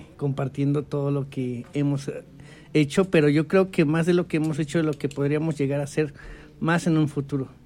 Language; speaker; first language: Spanish; non-native, local second language; Nahuatl languages